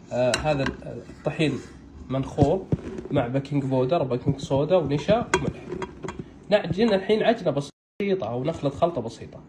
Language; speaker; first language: Arabic; native; Arabic